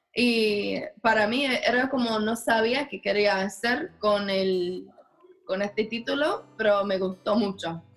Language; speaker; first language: Spanish; non-native, learner; English